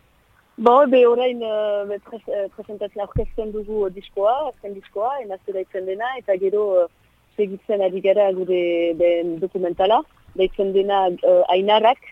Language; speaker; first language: Basque; non-native, local second language; French